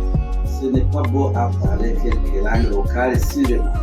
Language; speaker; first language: French; non-native, learner; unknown